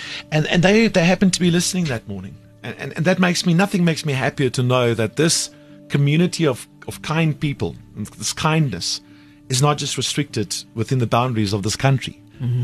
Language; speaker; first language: English; non-native, local second language; Afrikaans